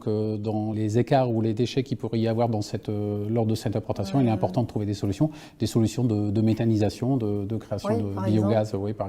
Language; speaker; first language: French; native; French